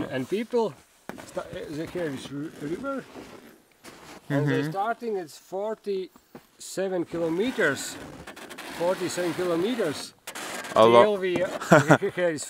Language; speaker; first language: English; non-native, learner; Latvian